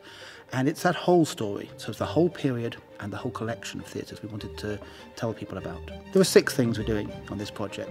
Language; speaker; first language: English; native; English